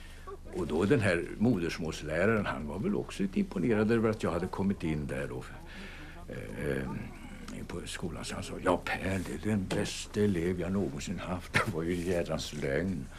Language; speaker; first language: Swedish; native; Swedish